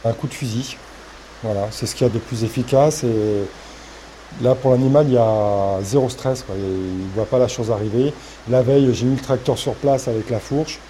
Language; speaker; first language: French; native; French